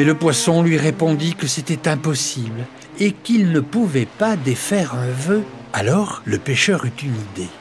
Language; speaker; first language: French; native; French